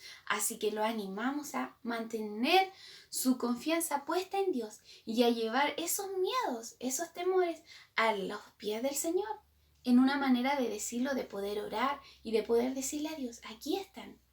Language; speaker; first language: Spanish; native; Spanish